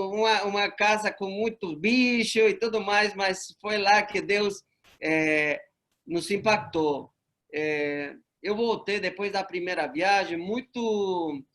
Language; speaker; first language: Portuguese; non-native, fluent; Spanish